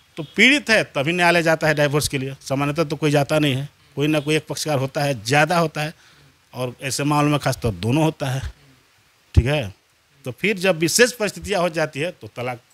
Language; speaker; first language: Hindi; native; Hindi